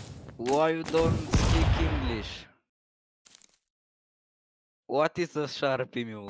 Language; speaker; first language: English; non-native, learner; Romanian